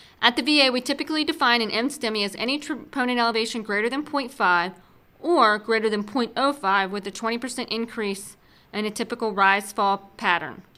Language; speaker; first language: English; native; English